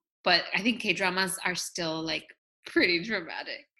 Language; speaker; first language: English; early bilingual, other home language; Spanish